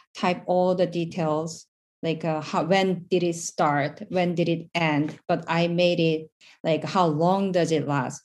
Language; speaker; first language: English; non-native, fluent; Korean